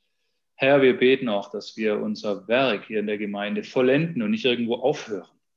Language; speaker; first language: German; native; German